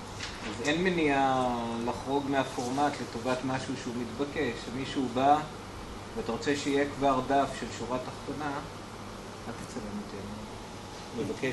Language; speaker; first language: Hebrew; native; Hebrew